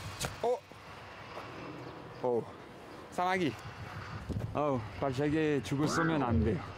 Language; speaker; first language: Korean; non-native, learner; French